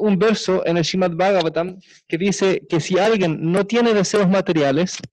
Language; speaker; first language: Spanish; native; Spanish